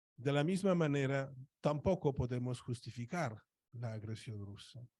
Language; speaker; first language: Spanish; non-native, fluent; Polish